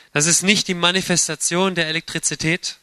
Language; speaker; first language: German; native; German